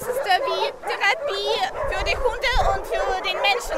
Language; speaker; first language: German; non-native, learner; Russian